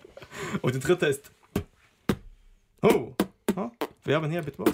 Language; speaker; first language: German; non-native, learner; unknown